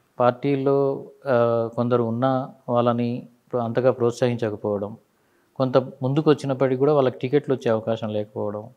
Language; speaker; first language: Telugu; non-native, local second language; Urdu